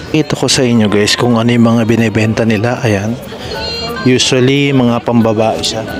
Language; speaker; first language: Filipino; native; Filipino